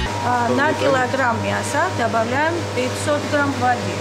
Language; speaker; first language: Russian; non-native, fluent; Georgian